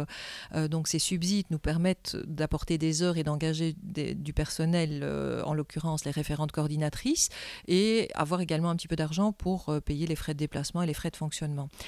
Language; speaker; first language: French; native; French